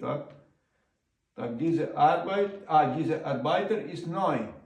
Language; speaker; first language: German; non-native, learner; Ukrainian